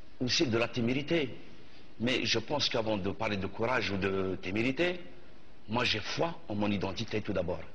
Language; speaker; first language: French; non-native, local second language; Kabyle